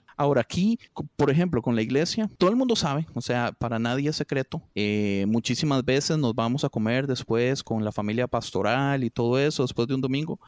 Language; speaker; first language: Spanish; native; Spanish